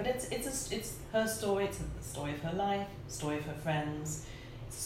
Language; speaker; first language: English; native; English